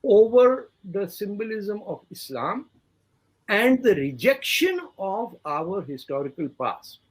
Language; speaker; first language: English; non-native, local second language; Urdu